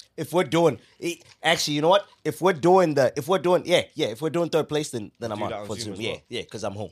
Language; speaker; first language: English; non-native, local second language; Shona